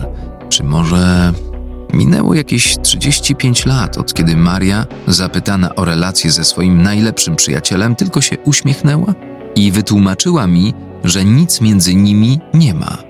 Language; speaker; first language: Polish; native; Polish